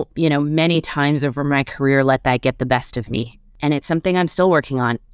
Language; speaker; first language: English; native; English